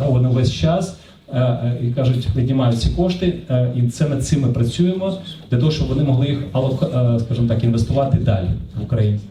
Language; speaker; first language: Ukrainian; non-native, local second language; Russian